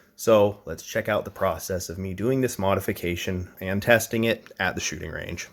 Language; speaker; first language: English; native; English